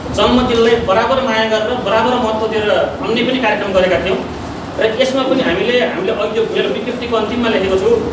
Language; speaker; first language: Nepali; native; Nepali